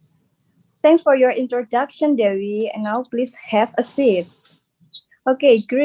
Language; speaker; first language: English; non-native, learner; Indonesian